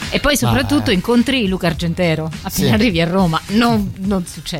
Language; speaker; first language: Italian; native; Italian